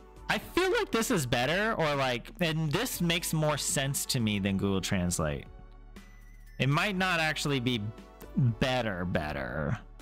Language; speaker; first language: English; native; English